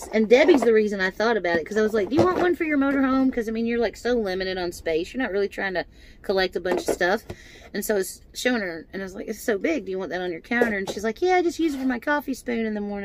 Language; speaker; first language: English; native; English